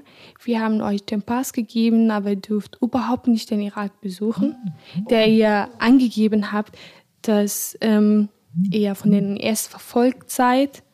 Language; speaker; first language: German; non-native, fluent; Arabic